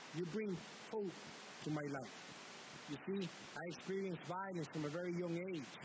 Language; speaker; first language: English; early bilingual, other home language; Spanish